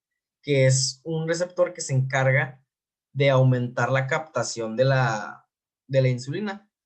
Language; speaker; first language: Spanish; native; Spanish